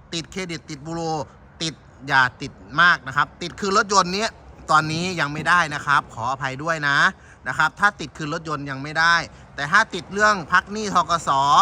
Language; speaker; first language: Thai; native; Thai